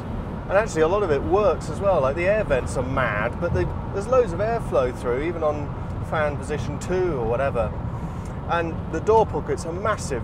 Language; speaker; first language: English; native; English